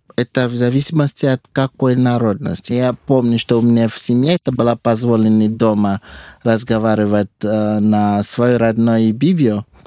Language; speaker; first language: Russian; non-native, fluent; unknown